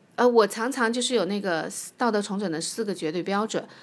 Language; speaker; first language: Chinese; native; Chinese